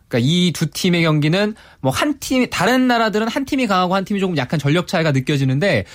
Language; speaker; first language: Korean; native; Korean